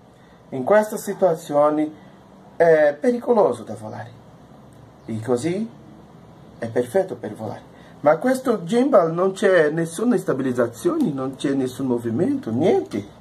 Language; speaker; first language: Italian; non-native, learner; Portuguese